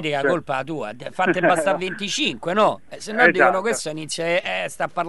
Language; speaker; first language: Italian; native; Italian